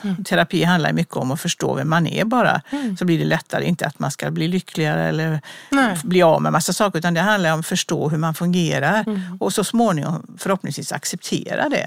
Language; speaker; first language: Swedish; native; Swedish